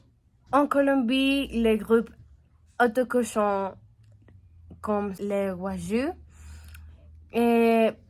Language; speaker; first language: French; non-native, learner; Spanish